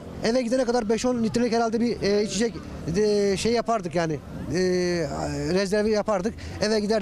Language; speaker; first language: Turkish; native; Turkish